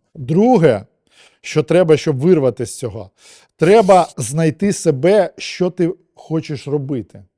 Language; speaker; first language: Ukrainian; non-native, local second language; Russian